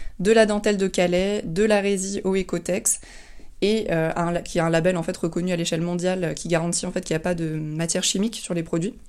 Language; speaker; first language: French; native; French